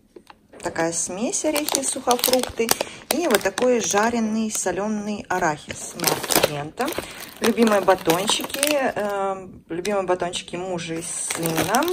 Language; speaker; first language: Russian; native; Russian